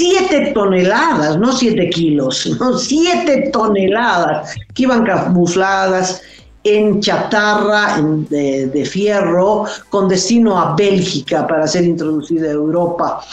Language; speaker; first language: Spanish; native; Spanish